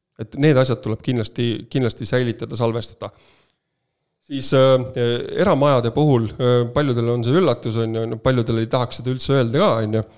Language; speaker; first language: Estonian; native; Estonian